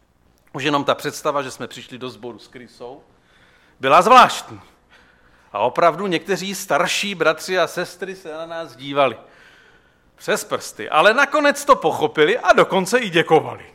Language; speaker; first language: Czech; native; Czech